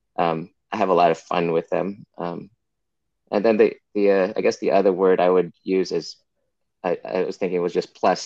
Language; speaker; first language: English; native; English